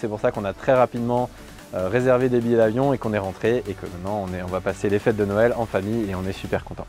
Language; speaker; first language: French; native; French